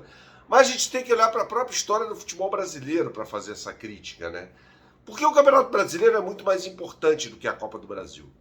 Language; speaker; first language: Portuguese; native; Portuguese